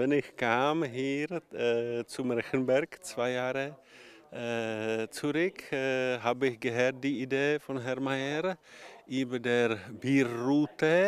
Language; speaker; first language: German; non-native, fluent; Czech